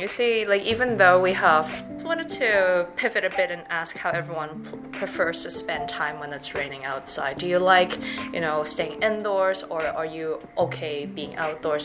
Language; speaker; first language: English; native; English